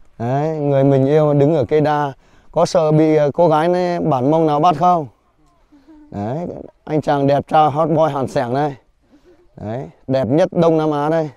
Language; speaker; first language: Vietnamese; non-native, local second language; Hmong